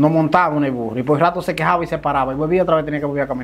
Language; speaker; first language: Spanish; native; Spanish